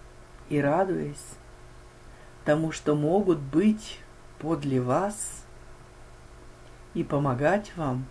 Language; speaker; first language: Russian; native; Russian